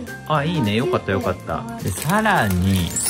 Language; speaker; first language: Japanese; native; Japanese